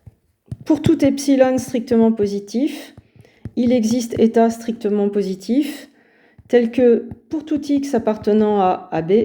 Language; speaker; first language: French; native; French